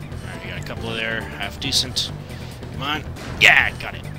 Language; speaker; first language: English; native; English